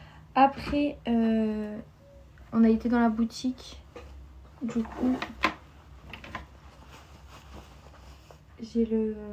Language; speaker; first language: French; native; French